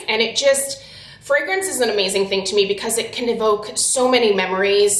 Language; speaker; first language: English; native; English